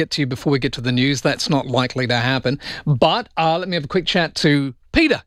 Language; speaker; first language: English; native; English